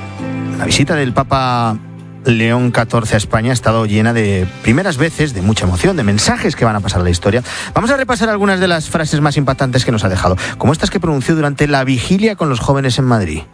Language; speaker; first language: Spanish; native; Spanish